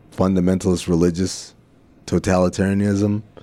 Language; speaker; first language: English; early bilingual, other home language; Arabic